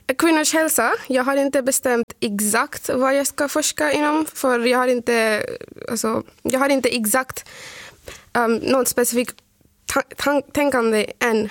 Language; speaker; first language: Swedish; non-native, fluent; Urdu